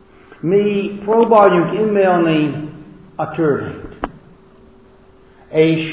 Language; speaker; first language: Hungarian; non-native, learner; English